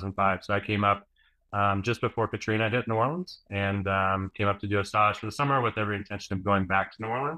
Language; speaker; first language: English; native; English